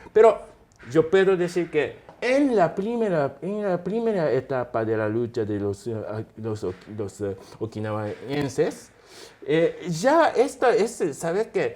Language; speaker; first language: Spanish; non-native, fluent; Japanese